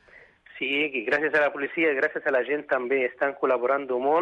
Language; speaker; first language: Spanish; non-native, fluent; Arabic